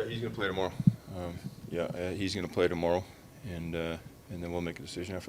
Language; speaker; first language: English; native; English